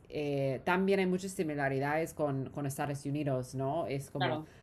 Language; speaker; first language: Spanish; non-native, fluent; English